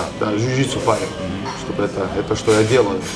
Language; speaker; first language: Russian; non-native, learner; Estonian